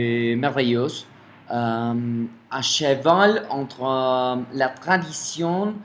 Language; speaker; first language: French; non-native, fluent; Spanish